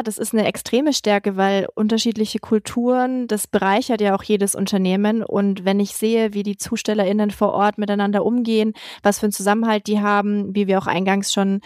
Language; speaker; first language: German; native; German